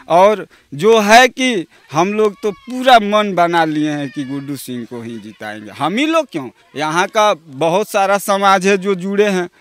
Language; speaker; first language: Hindi; native; Hindi